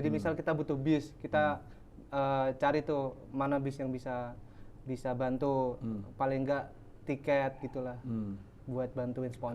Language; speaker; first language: Indonesian; native; Indonesian